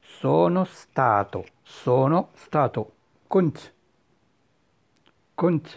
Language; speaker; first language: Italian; non-native, fluent; Arabic